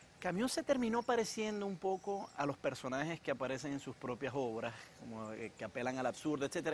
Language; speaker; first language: Spanish; native; Spanish